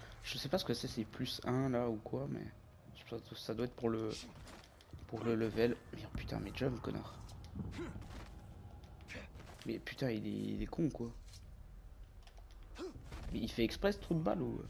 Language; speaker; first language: French; native; French